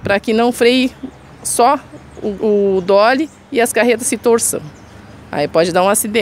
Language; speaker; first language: Portuguese; native; Portuguese